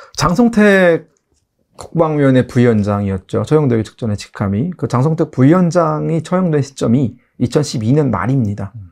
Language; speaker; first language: Korean; native; Korean